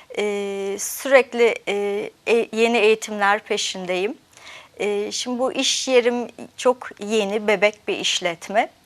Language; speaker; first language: Turkish; early bilingual, heritage; Turkish